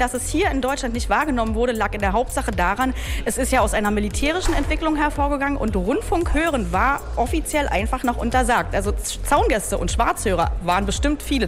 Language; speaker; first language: German; native; German